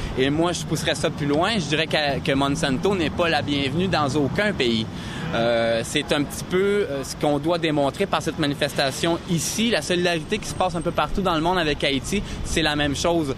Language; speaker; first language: French; native; French